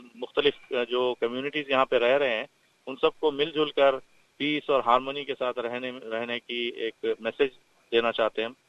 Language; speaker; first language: Urdu; native; Urdu